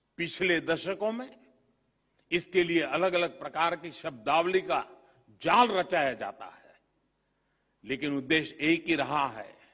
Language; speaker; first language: Hindi; non-native, local second language; Gujarati